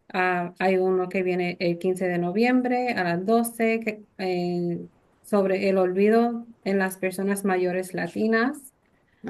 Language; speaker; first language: Spanish; early bilingual, heritage; Spanish